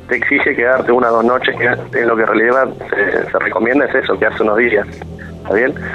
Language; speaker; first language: Spanish; native; Spanish